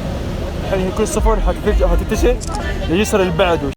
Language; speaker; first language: Arabic; native; Arabic